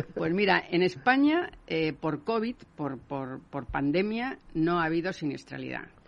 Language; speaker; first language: Spanish; native; Spanish